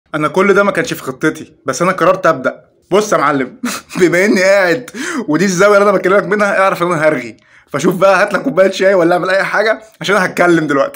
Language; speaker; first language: Arabic; native; Arabic